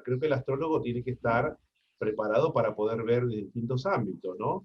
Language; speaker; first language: Spanish; native; Spanish